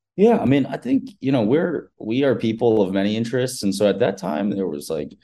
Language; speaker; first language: English; native; English